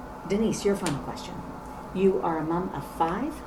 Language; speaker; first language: English; native; English